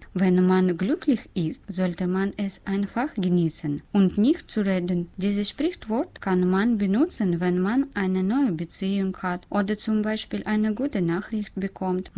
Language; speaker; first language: German; non-native, learner; Russian